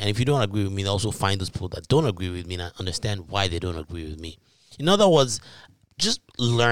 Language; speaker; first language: English; non-native, local second language; Yoruba